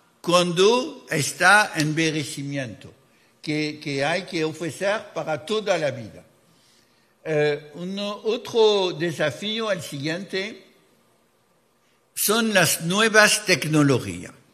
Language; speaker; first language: Spanish; non-native, fluent; French